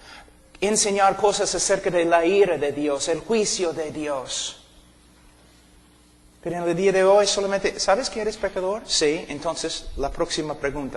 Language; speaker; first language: Spanish; non-native, fluent; English